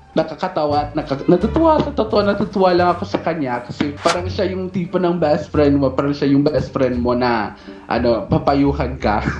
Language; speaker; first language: Filipino; non-native, fluent; Portuguese